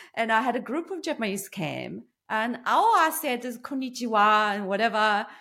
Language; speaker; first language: English; non-native, learner; Chinese